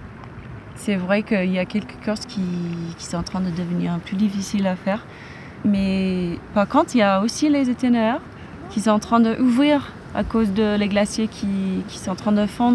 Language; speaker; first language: French; non-native, fluent; English